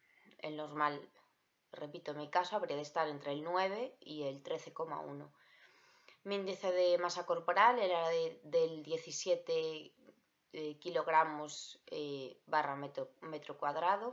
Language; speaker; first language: Spanish; native; Spanish